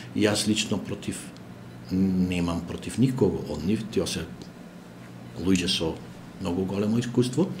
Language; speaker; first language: Macedonian; native; Macedonian